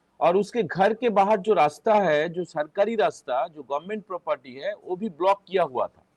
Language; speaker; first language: Hindi; non-native, local second language; Bangla